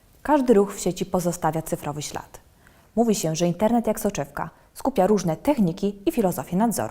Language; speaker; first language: Polish; native; Polish